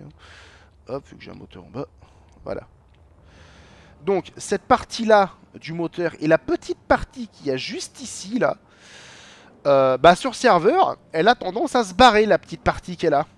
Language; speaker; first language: French; native; French